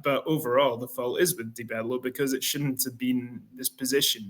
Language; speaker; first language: English; native; English